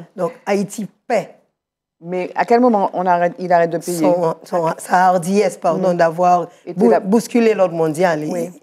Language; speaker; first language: French; native; French